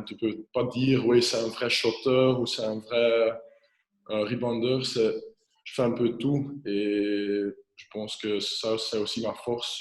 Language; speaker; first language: French; non-native, local second language; Dutch